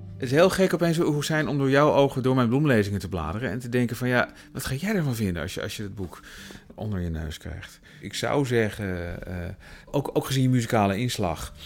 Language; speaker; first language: Dutch; native; Dutch